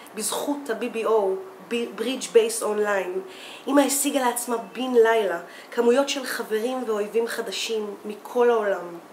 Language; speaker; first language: Hebrew; native; Hebrew